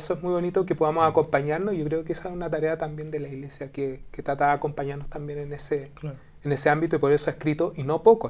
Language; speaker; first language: Spanish; native; Spanish